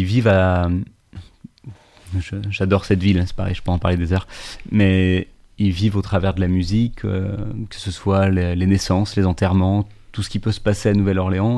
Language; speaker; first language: French; native; French